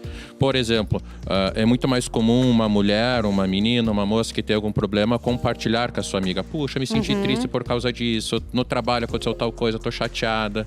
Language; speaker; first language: Portuguese; native; Portuguese